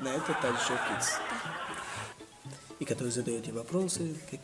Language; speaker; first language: Russian; non-native, local second language; Tajik